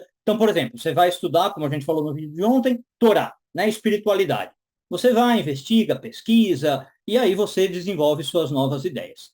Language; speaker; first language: Portuguese; native; Portuguese